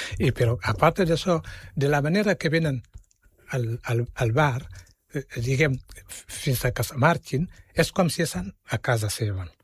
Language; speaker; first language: Catalan; non-native, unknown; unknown